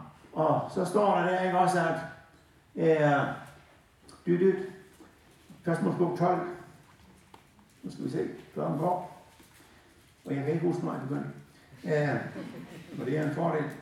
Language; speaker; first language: Danish; native; Danish